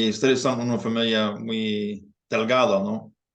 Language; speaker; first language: Spanish; non-native, fluent; English